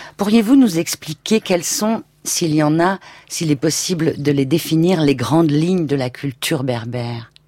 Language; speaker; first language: French; native; French